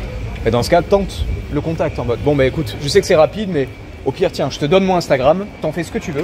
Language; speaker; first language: French; native; French